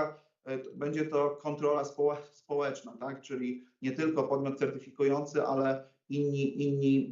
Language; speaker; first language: Polish; native; Polish